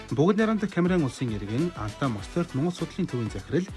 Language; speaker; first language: Mongolian; native; Mongolian